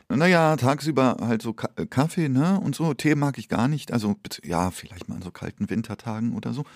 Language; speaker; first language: German; early bilingual, other home language; Polish